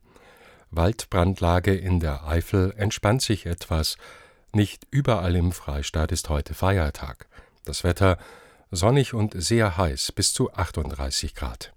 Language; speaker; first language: German; native; German